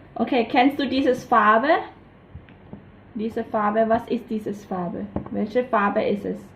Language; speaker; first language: German; non-native, fluent; Thai